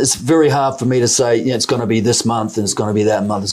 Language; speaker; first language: English; native; English